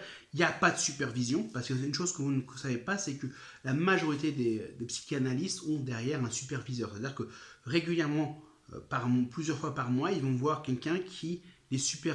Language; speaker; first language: French; native; French